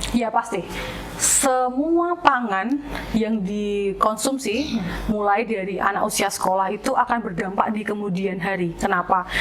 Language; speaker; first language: Indonesian; native; Indonesian